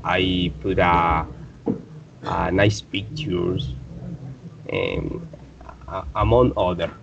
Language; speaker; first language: English; non-native, learner; Spanish